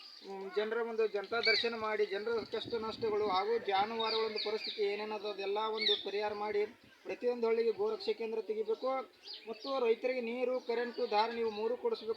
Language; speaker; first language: Kannada; native; Kannada